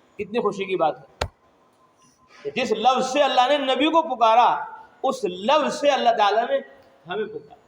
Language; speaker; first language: Urdu; native; Urdu